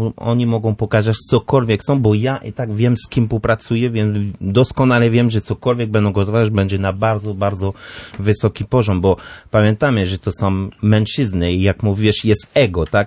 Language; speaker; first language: Polish; non-native, learner; French